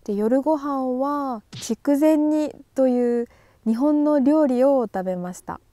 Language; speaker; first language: Japanese; native; Japanese